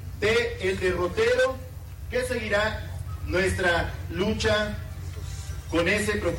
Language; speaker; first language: Spanish; native; Spanish